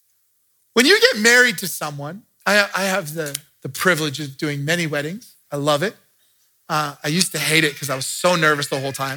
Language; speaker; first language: English; native; English